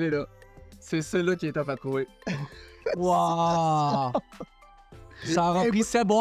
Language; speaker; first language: French; native; French